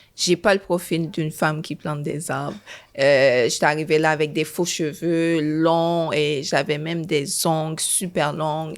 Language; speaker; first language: French; early bilingual, other home language; Haitian Creole